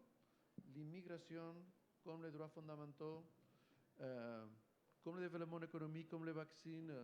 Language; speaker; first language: French; non-native, fluent; Spanish